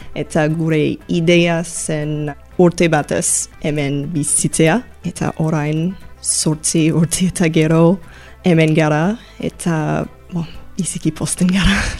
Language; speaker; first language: Basque; non-native, learner; English